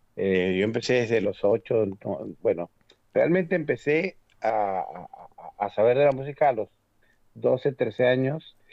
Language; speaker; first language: Spanish; native; Spanish